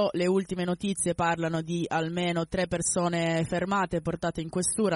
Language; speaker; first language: Italian; native; Italian